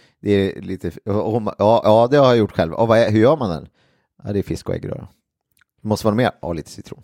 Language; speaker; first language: Swedish; native; Swedish